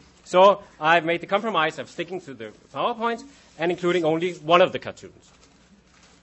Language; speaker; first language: English; non-native, fluent; Danish